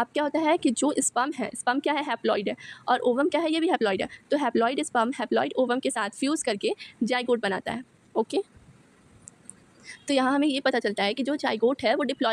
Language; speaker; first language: Hindi; native; Hindi